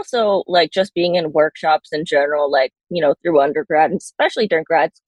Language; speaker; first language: English; native; English